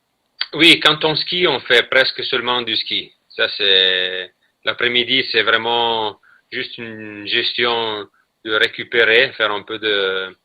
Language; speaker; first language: French; non-native, fluent; Italian